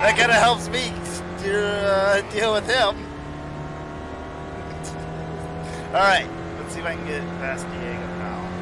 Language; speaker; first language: English; native; English